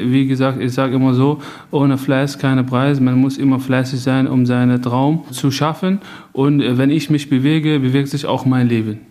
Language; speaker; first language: German; non-native, fluent; Arabic